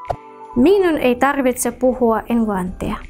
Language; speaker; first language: Finnish; non-native, fluent; Russian